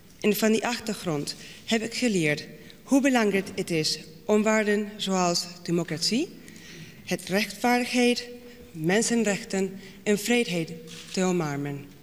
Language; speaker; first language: Dutch; non-native, fluent; Spanish